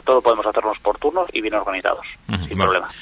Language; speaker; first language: Spanish; native; Spanish